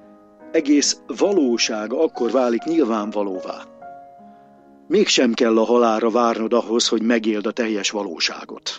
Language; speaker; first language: Hungarian; native; Hungarian